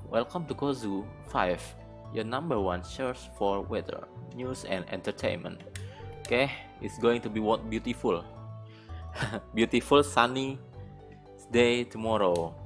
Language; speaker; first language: English; non-native, learner; Indonesian